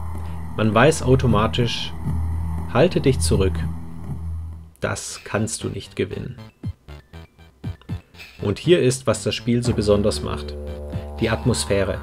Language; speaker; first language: German; native; German